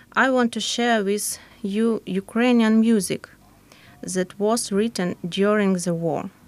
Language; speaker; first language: English; non-native, fluent; Ukrainian